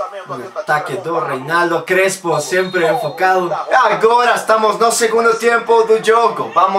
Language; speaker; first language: Portuguese; non-native, learner; Spanish